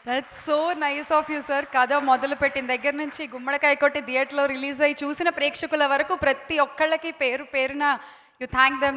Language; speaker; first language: Telugu; native; Telugu